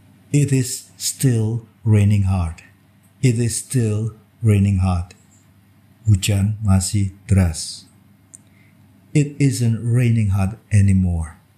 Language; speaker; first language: English; non-native, fluent; Indonesian